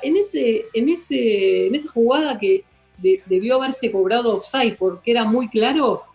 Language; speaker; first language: Spanish; native; Spanish